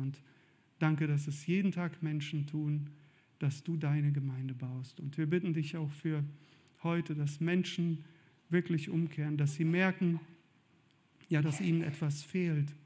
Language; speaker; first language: German; native; German